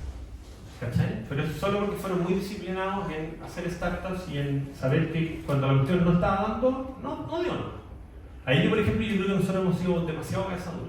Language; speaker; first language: Spanish; native; Spanish